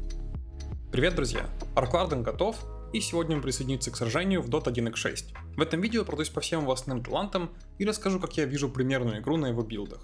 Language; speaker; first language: Russian; native; Russian